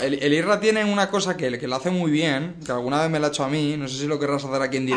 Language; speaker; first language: Spanish; native; Spanish